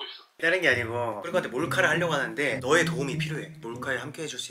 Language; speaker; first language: Korean; native; Korean